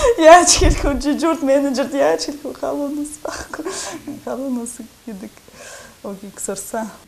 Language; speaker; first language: Mongolian; non-native, learner; Russian